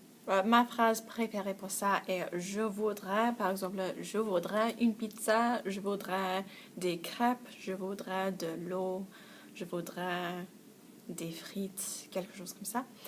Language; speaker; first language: French; non-native, fluent; English